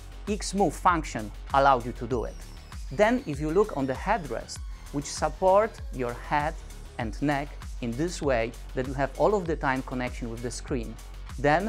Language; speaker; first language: English; non-native, fluent; Polish